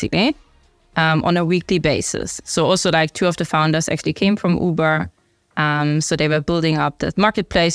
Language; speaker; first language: English; non-native, fluent; German